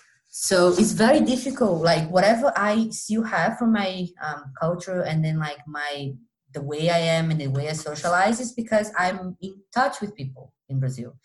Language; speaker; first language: English; non-native, fluent; Portuguese